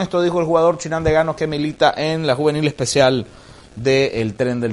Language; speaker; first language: Spanish; native; Spanish